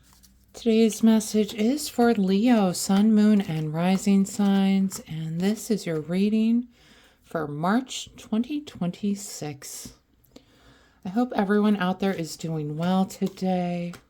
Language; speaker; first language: English; native; English